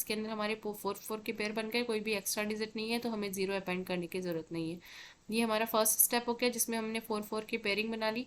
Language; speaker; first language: Hindi; native; Hindi